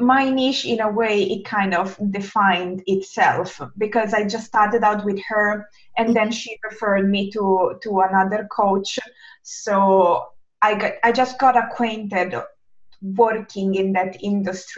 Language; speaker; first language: English; non-native, fluent; Italian